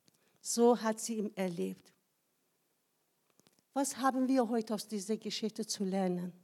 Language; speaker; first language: German; non-native, fluent; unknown